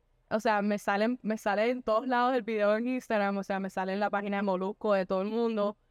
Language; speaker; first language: Spanish; early bilingual, heritage; Spanish